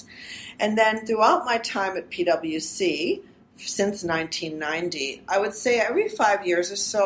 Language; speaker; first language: English; early bilingual, other home language; Armenian